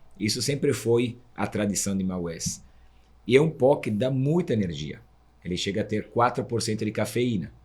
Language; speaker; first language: Portuguese; non-native, fluent; Italian